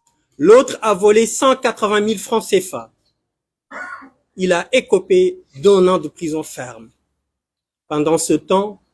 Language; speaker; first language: French; non-native, local second language; Wolof